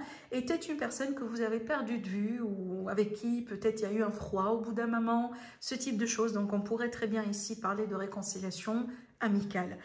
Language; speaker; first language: French; native; French